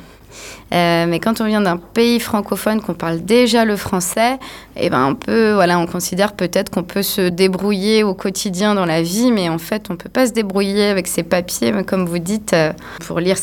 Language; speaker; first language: French; native; French